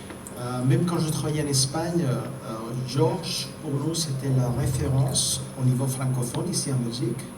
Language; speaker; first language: French; non-native, fluent; Spanish